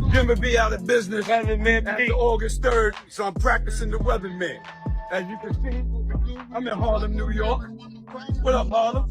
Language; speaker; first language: English; native; English